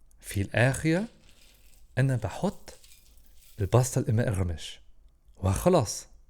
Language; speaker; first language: Egyptian Arabic; non-native, learner; German